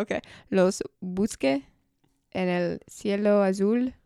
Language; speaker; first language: Spanish; non-native, learner; English